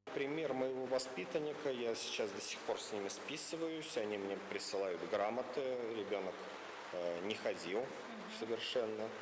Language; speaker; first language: Russian; native; Russian